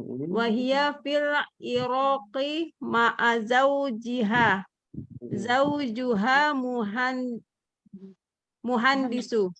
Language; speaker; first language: Arabic; non-native, learner; Indonesian